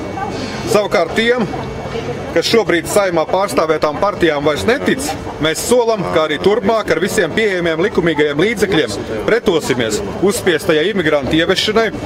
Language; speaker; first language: Latvian; native; Latvian